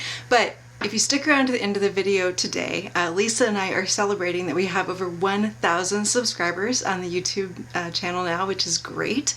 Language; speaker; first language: English; native; English